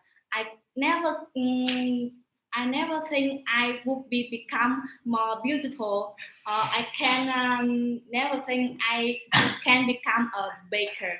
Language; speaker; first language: English; non-native, learner; Vietnamese